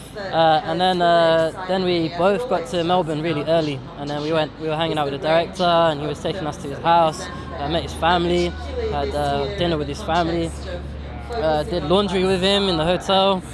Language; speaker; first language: English; native; English